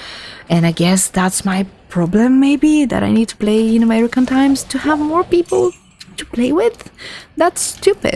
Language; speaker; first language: English; non-native, fluent; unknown